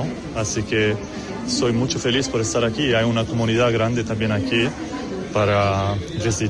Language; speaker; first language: Spanish; non-native, fluent; Arabic